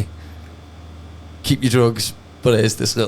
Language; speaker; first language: English; native; English